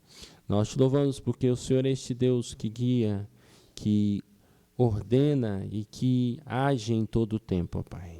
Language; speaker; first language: Portuguese; native; Portuguese